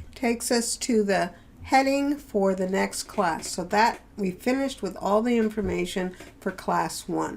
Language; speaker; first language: English; native; English